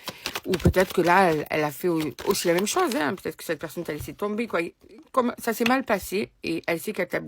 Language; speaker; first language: French; native; French